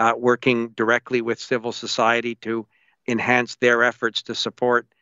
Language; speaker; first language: English; native; English